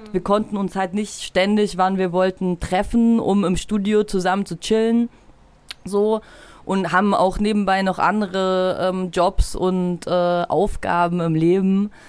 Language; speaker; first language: German; native; German